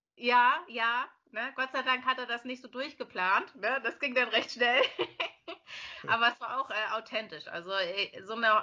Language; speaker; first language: German; native; German